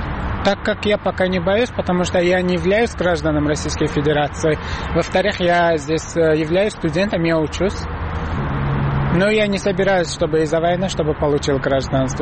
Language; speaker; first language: Russian; non-native, fluent; Uzbek